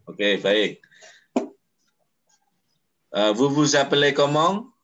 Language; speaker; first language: French; non-native, fluent; Indonesian